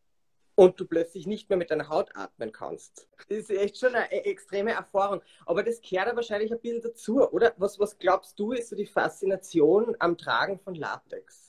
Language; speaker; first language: German; native; German